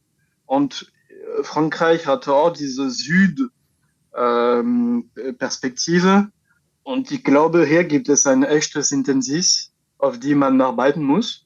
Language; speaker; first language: German; non-native, fluent; French